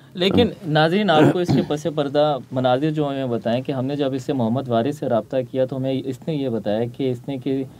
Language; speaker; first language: Urdu; non-native, local second language; Punjabi